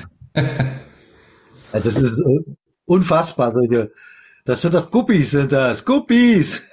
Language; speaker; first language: German; non-native, fluent; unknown